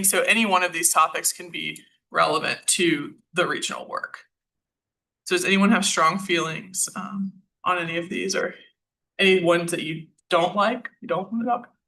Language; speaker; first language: English; native; English